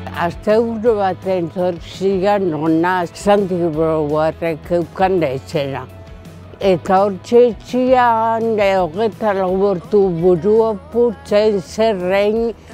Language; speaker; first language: Basque; native; Basque